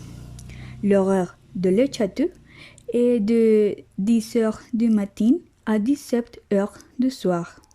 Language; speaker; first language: French; non-native, learner; Spanish